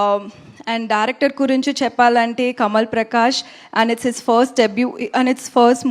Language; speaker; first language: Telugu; non-native, learner; Tamil